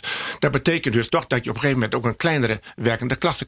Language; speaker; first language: Dutch; native; Dutch